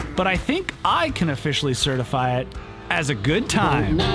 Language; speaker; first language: English; native; English